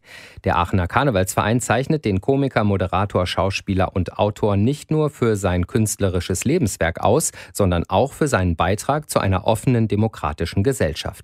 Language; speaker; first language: German; native; German